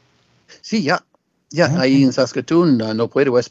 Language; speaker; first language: Spanish; non-native, learner; English